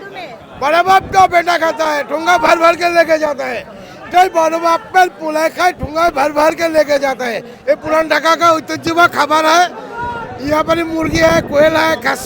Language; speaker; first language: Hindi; non-native, learner; Bangla